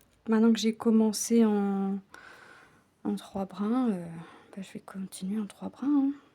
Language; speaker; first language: French; native; French